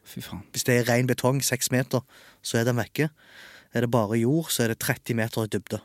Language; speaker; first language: Norwegian; early bilingual, other home language; Arabic